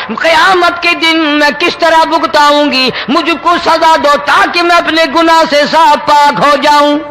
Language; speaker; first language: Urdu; non-native, local second language; Saraiki